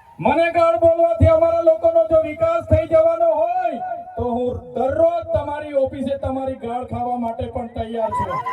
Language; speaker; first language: Gujarati; non-native, local second language; Vasavi